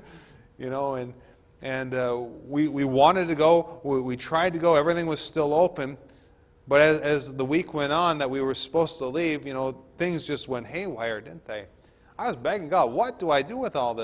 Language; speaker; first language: English; native; English